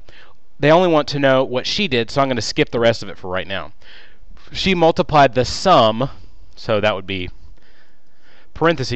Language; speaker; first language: English; native; English